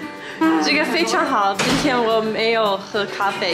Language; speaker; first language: Chinese; non-native, learner; English